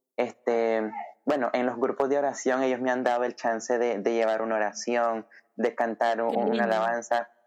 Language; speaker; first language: Spanish; native; Spanish